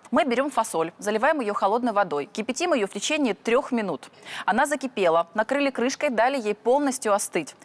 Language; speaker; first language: Russian; native; Russian